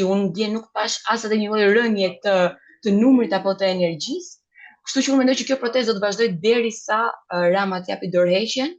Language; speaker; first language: Albanian; native; Albanian